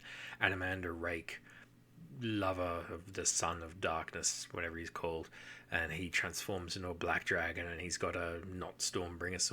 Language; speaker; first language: English; native; English